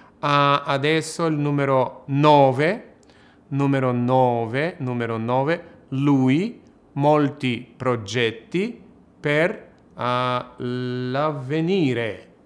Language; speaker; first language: Italian; non-native, fluent; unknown